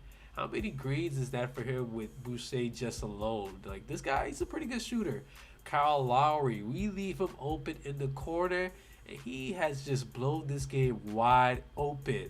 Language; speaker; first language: English; native; English